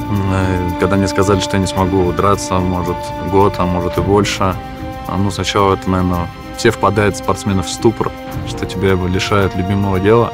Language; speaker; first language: Russian; native; Russian